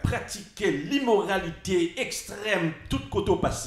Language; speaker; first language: French; native; French